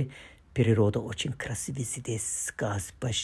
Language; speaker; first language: Russian; non-native, fluent; Turkish